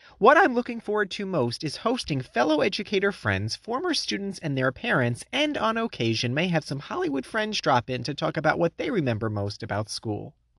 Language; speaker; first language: English; native; English